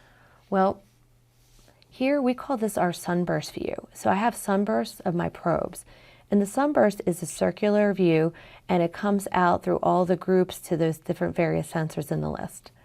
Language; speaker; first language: English; native; English